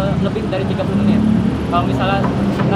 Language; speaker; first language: Indonesian; native; Indonesian